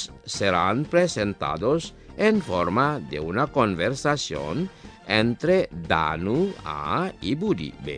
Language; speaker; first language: Spanish; non-native, fluent; Indonesian